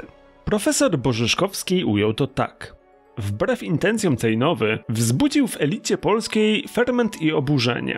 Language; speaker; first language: Polish; native; Polish